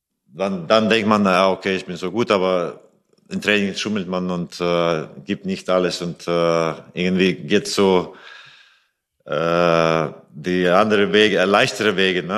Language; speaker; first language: German; non-native, fluent; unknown